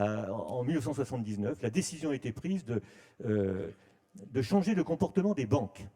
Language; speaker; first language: French; native; French